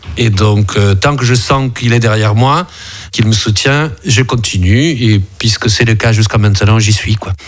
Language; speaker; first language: French; early bilingual, other home language; Spanish